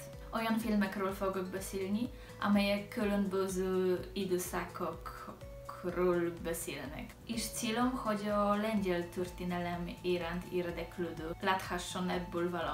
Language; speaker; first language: Hungarian; non-native, learner; Polish